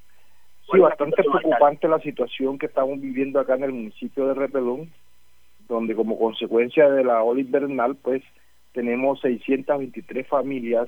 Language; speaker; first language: Spanish; native; Spanish